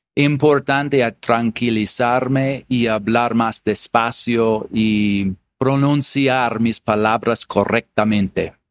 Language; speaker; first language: Spanish; non-native, fluent; English